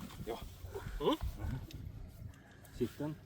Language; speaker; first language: Finnish; non-native, learner; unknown